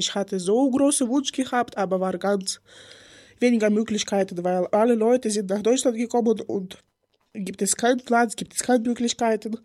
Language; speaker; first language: German; non-native, learner; Ukrainian